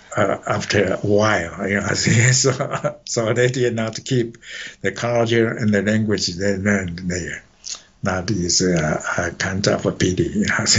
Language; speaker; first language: English; non-native, fluent; Chinese